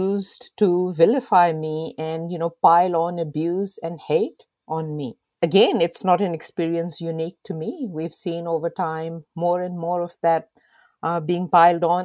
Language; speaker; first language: English; non-native, local second language; Urdu